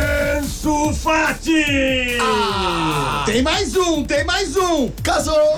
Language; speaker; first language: Portuguese; native; Portuguese